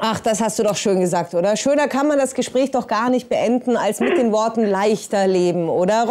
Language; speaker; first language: German; native; German